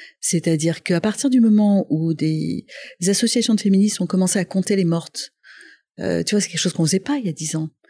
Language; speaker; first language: French; non-native, local second language; Arabic